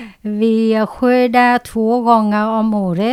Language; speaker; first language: Swedish; non-native, learner; Vietnamese